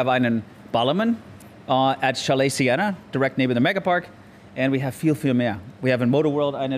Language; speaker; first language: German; non-native, learner; English